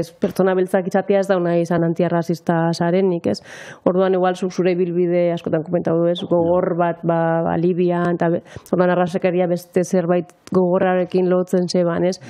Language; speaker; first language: Basque; native; Basque